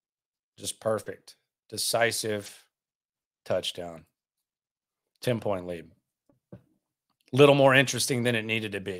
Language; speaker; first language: English; native; English